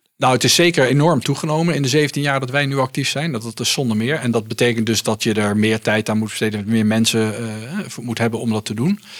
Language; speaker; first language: Dutch; early bilingual, heritage; Dutch